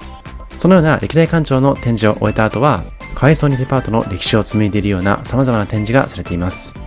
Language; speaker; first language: Japanese; native; Japanese